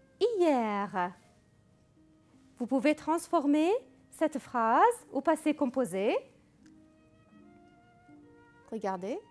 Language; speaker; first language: French; non-native, fluent; Arabic